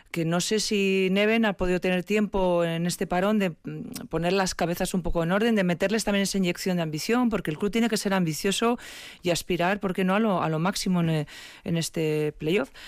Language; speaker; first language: Spanish; native; Spanish